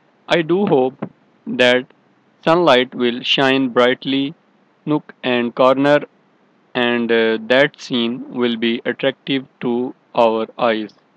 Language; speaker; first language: English; non-native, local second language; Urdu